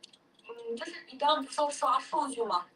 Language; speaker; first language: Chinese; native; Chinese